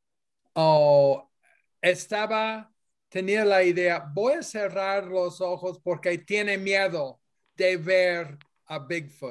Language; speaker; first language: Spanish; non-native, fluent; English